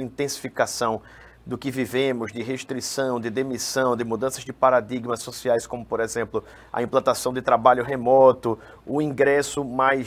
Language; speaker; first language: Portuguese; native; Portuguese